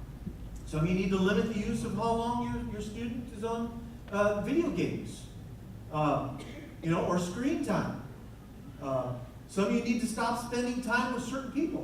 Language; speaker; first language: English; native; English